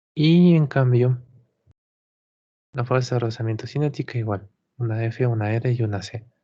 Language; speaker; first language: Spanish; native; Spanish